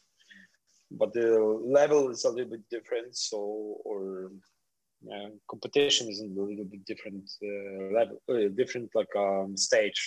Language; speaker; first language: English; non-native, fluent; Polish